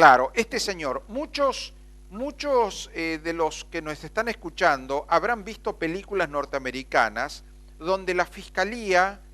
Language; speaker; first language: Spanish; native; Spanish